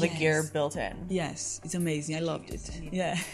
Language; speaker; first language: English; non-native, fluent; Portuguese